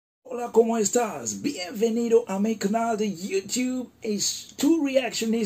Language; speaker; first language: Spanish; non-native, learner; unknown